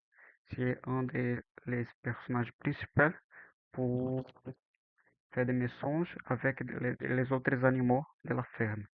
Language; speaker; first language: French; non-native, learner; Portuguese